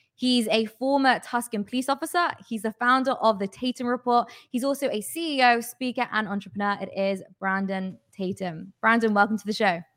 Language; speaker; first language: English; native; English